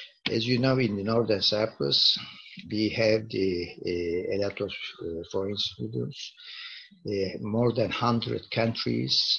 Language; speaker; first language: English; non-native, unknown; Turkish